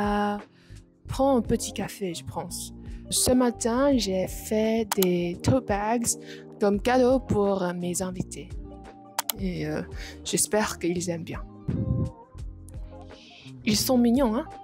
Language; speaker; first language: French; non-native, learner; Vietnamese